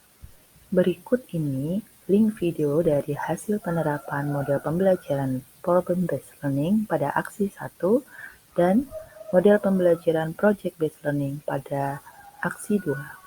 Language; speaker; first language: Indonesian; native; Indonesian